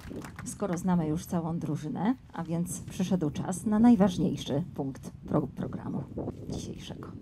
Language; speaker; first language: Polish; native; Polish